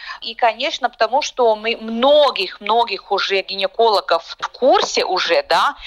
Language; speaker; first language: Russian; non-native, local second language; Latvian